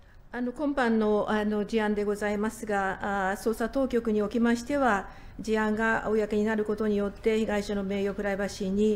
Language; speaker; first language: Japanese; native; Japanese